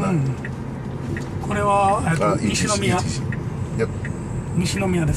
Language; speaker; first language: Japanese; native; Japanese